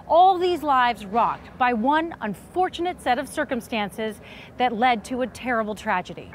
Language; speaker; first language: English; native; English